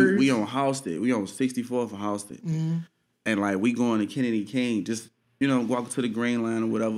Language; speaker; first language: English; native; English